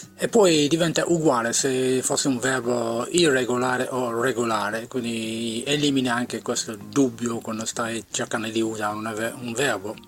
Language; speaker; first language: Italian; non-native, fluent; English